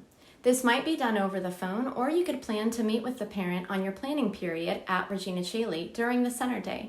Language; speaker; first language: English; native; English